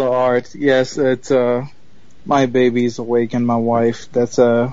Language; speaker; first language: English; non-native, fluent; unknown